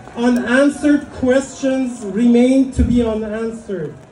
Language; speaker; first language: English; early bilingual, other home language; Persian